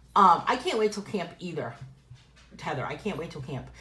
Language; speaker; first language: English; native; English